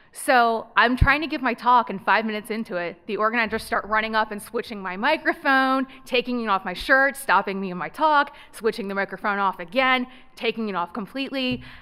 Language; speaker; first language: English; native; English